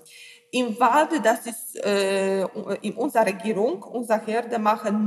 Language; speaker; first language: German; non-native, learner; Polish